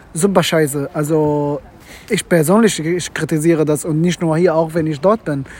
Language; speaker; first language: German; non-native, fluent; Arabic